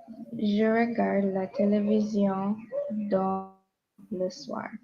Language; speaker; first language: French; non-native, learner; English